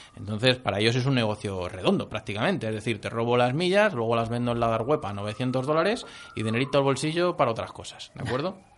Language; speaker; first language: Spanish; native; Spanish